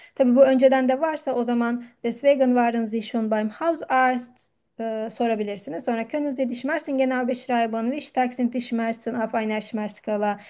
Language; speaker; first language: German; non-native, fluent; Turkish